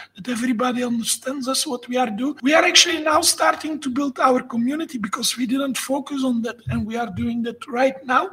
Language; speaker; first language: English; non-native, fluent; Dutch